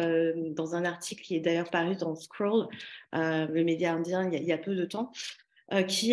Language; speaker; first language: French; native; French